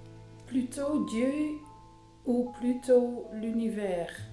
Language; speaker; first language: French; non-native, learner; Dutch